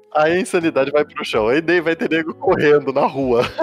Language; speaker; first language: Portuguese; native; Portuguese